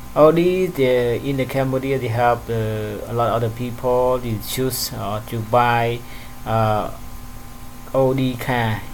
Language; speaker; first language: English; non-native, learner; Khmer